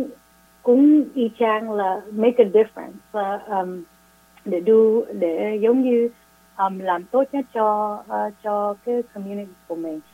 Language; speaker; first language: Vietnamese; early bilingual, heritage; English